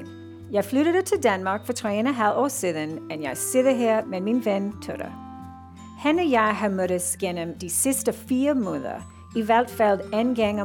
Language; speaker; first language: Danish; non-native, learner; English